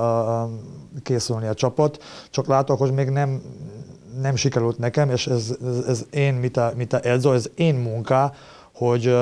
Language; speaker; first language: Hungarian; non-native, learner; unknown